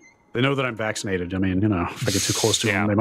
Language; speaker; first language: English; native; English